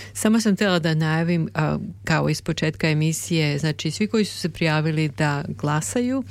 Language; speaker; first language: Serbian; native; Serbian